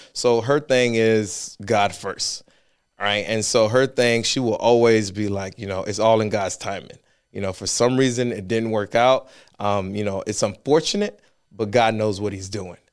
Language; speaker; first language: English; early bilingual, other home language; Spanish